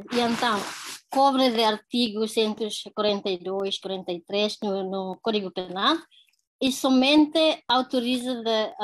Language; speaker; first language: Portuguese; non-native, learner; Tetum